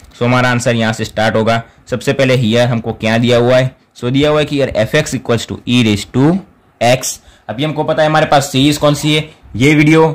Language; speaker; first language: Hindi; non-native, local second language; Gujarati